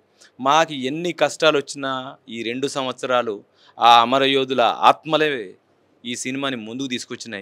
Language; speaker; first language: Telugu; native; Telugu